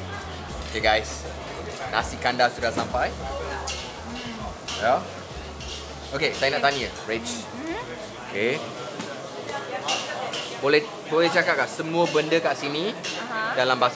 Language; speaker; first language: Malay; non-native, local second language; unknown